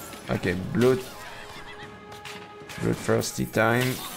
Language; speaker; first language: English; non-native, fluent; French